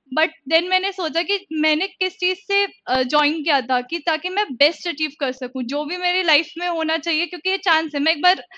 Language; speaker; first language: Hindi; native; Hindi